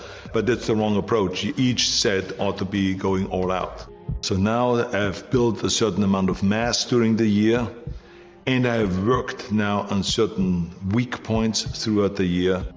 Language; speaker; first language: English; non-native, fluent; German